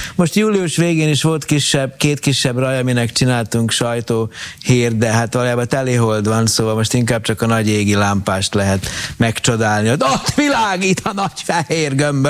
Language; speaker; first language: Hungarian; native; Hungarian